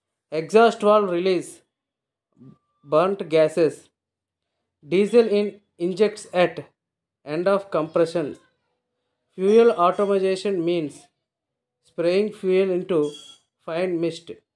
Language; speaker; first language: English; non-native, local second language; Telugu